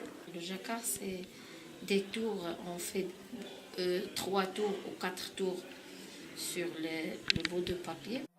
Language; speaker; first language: French; non-native, local second language; Arabic